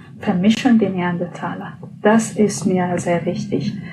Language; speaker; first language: German; non-native, fluent; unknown